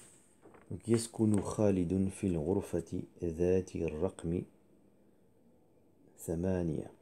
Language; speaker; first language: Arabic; non-native, fluent; French